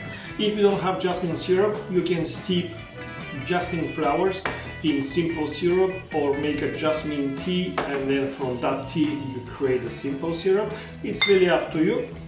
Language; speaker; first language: English; non-native, fluent; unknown